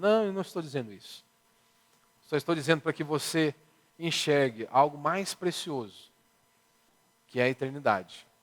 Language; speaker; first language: Portuguese; native; Portuguese